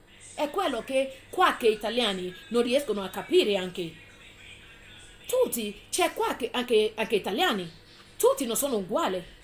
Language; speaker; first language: Italian; non-native, fluent; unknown